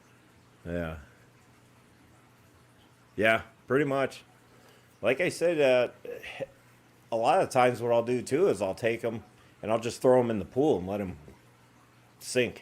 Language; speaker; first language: English; native; English